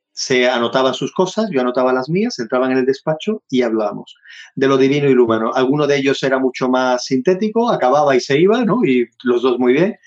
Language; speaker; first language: Spanish; native; Spanish